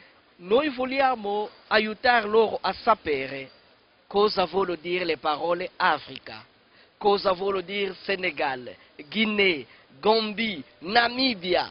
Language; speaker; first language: Italian; non-native, fluent; Kongo